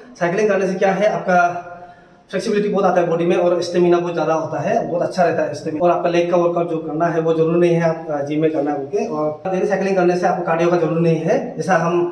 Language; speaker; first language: Hindi; non-native, local second language; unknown